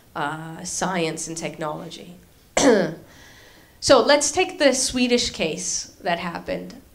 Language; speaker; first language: English; native; English